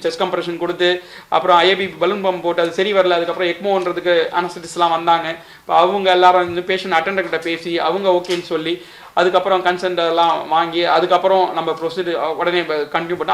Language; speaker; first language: Tamil; native; Tamil